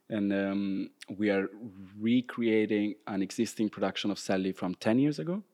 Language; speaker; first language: English; non-native, fluent; Italian